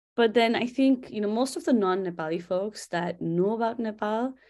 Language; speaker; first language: English; non-native, local second language; Nepali